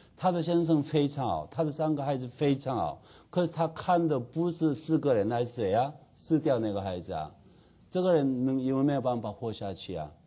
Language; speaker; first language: Chinese; non-native, fluent; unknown